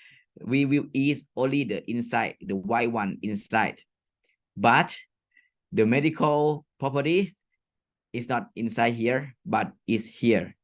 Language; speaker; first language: English; non-native, fluent; Thai